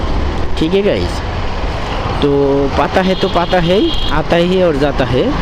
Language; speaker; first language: Hindi; non-native, learner; Bangla